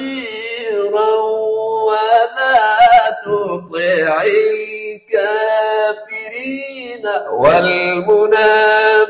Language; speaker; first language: Arabic; native; Arabic